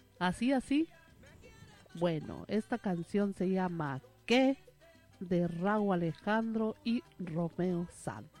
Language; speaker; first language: Spanish; native; Spanish